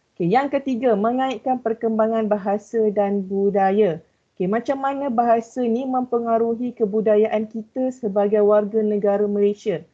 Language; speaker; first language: Malay; native; Malay